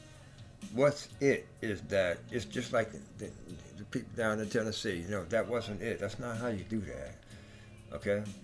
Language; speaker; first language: English; native; English